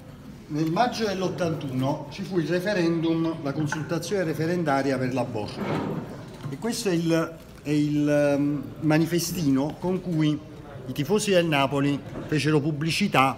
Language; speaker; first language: Italian; native; Italian